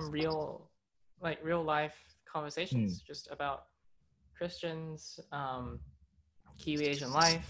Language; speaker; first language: English; non-native, local second language; Cantonese